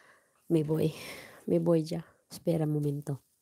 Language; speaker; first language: Spanish; non-native, learner; Filipino